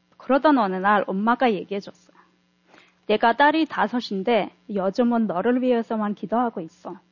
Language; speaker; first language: Korean; non-native, fluent; Turkmen